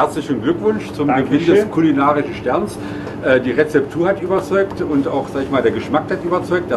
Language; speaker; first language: German; native; German